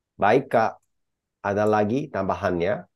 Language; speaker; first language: Indonesian; non-native, fluent; Japanese